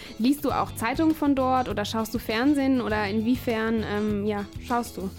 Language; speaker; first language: German; native; German